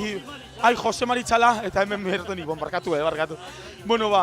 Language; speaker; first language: Basque; native; Basque